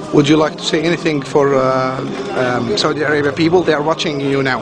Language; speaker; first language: English; non-native, learner; Arabic